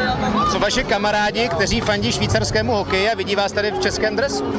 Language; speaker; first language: Czech; native; Czech